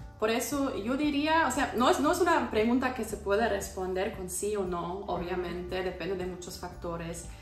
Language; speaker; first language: Spanish; non-native, fluent; German